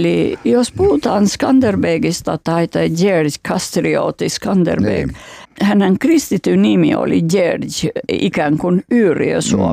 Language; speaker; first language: Finnish; non-native, fluent; Albanian